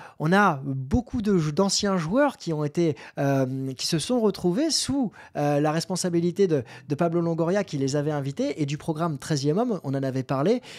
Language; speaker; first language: French; native; French